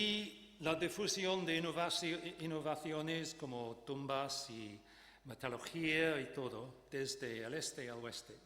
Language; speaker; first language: Spanish; non-native, fluent; English